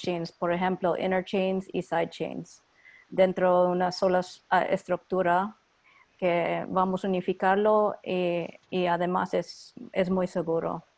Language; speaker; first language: Spanish; non-native, learner; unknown